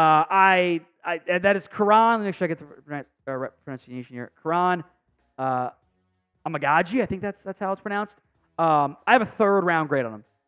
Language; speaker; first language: English; native; English